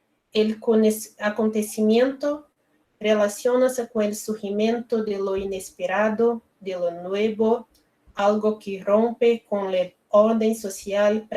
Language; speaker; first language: Spanish; non-native, learner; Portuguese